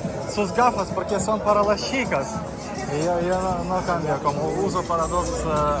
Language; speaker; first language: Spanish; non-native, learner; Russian